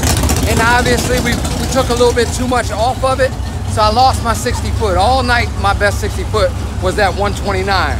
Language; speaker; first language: English; native; English